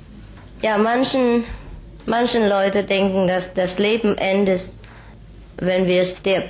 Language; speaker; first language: German; non-native, fluent; Vietnamese